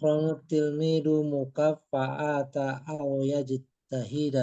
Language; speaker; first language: Arabic; non-native, learner; Indonesian